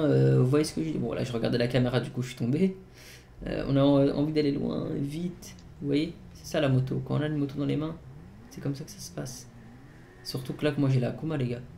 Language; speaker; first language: French; native; French